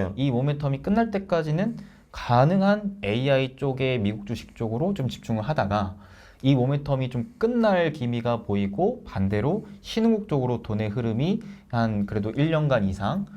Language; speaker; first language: Korean; native; Korean